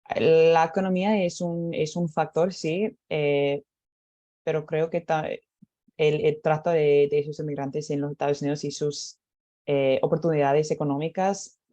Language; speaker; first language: Spanish; non-native, learner; English